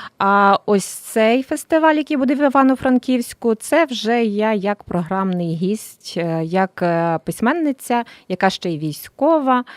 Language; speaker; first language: Ukrainian; native; Ukrainian